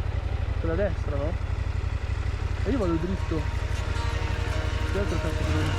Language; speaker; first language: Italian; native; Italian